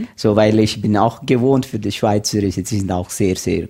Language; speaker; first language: German; non-native, learner; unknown